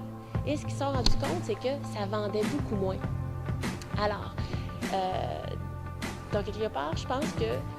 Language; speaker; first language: French; native; French